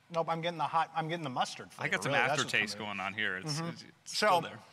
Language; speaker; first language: English; native; English